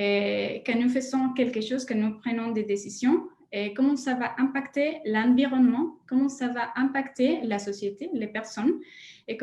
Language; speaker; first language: French; non-native, fluent; Spanish